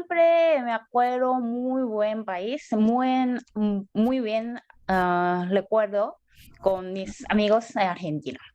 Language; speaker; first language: Spanish; non-native, learner; Korean